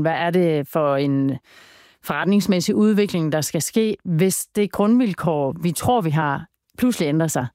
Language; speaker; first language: Danish; native; Danish